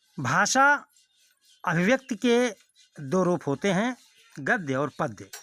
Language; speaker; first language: Hindi; native; Hindi